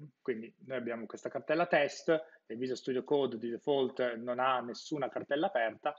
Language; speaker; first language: Italian; native; Italian